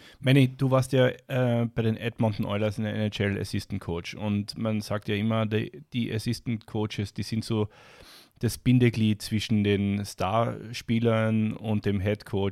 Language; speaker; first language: German; native; German